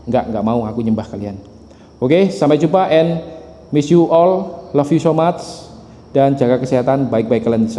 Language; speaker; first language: Indonesian; native; Indonesian